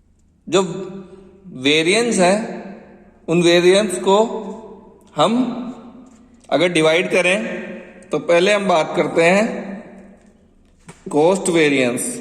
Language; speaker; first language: Hindi; native; Hindi